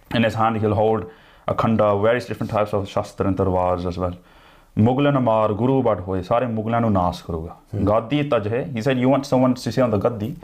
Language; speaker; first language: Punjabi; early bilingual, heritage; Punjabi